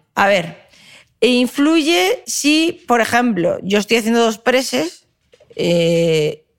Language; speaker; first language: Spanish; native; Spanish